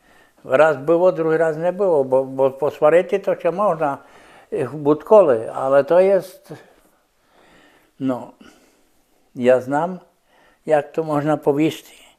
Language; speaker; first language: Polish; non-native, local second language; Rusyn